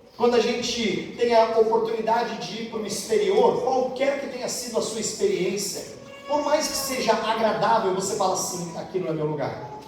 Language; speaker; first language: Portuguese; native; Portuguese